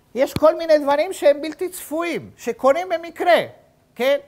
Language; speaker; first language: Hebrew; native; Hebrew